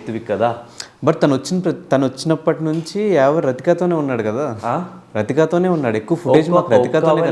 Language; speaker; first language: Telugu; native; Telugu